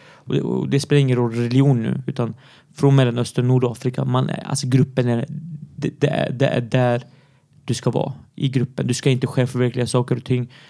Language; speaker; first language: Swedish; early bilingual, other home language; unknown